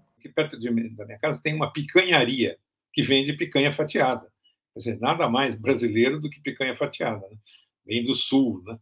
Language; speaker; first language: Portuguese; native; Portuguese